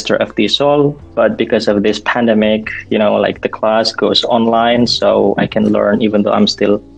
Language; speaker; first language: English; non-native, fluent; Indonesian